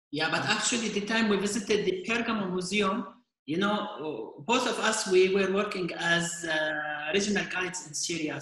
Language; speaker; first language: English; non-native, fluent; Arabic